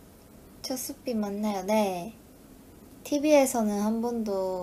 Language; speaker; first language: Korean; non-native, fluent; Japanese